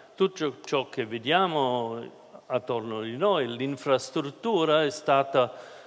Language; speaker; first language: Italian; non-native, fluent; German